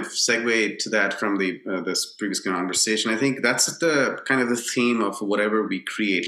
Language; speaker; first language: English; non-native, local second language; Bangla